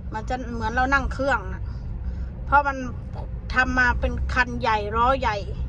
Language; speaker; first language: Thai; native; Thai